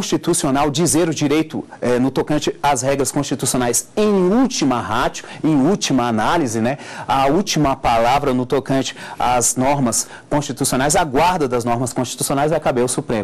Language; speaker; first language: Portuguese; native; Portuguese